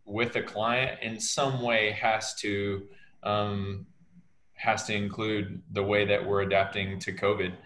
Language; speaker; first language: English; native; English